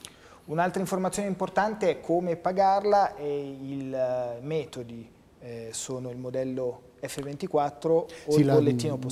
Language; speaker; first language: Italian; native; Italian